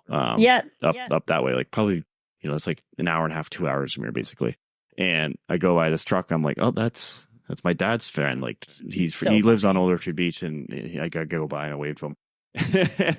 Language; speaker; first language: English; native; English